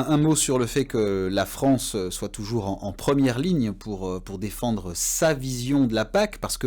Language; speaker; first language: French; native; French